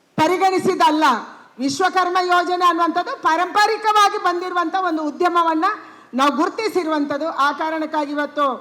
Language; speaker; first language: Kannada; non-native, local second language; Tulu